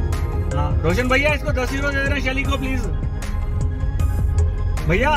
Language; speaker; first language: Spanish; non-native, fluent; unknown